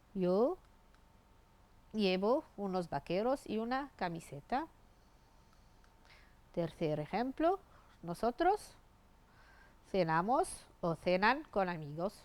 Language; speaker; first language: Spanish; non-native, fluent; Arabic